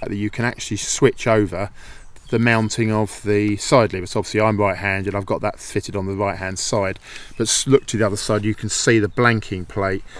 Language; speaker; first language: English; native; English